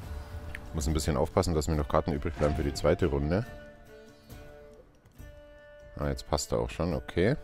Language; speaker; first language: German; native; German